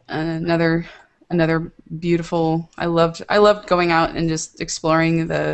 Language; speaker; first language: English; native; English